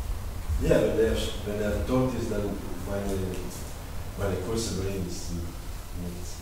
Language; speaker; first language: German; non-native, learner; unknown